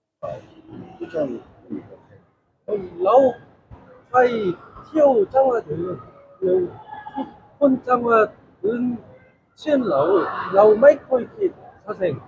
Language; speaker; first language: Thai; non-native, learner; Korean